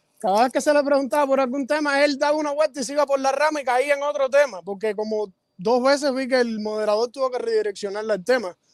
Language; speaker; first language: Spanish; native; Spanish